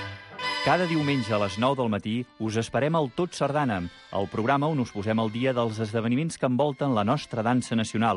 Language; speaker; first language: Catalan; native; Catalan